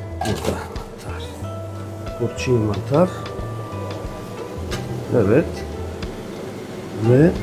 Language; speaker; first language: Turkish; non-native, learner; French